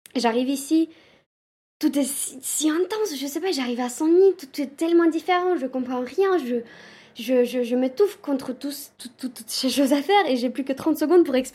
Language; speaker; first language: French; early bilingual, other home language; Romanian